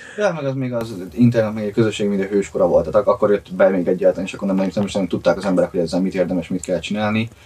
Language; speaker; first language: Hungarian; native; Hungarian